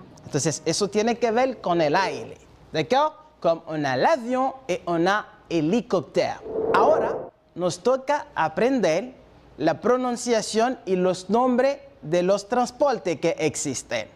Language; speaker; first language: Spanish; non-native, fluent; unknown